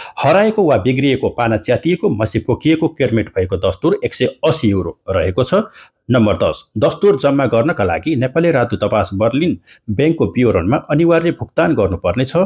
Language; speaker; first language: Nepali; native; Nepali